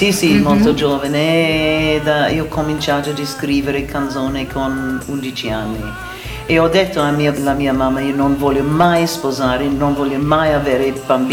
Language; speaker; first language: Italian; non-native, learner; English